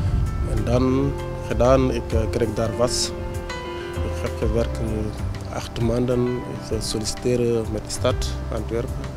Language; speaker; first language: Dutch; non-native, learner; Wolof